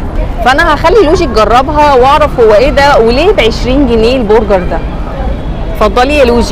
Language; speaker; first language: Arabic; native; Arabic